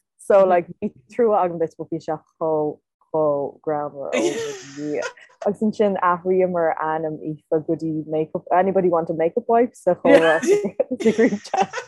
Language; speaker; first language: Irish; non-native, local second language; English